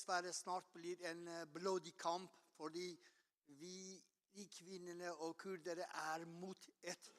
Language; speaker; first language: Norwegian; non-native, learner; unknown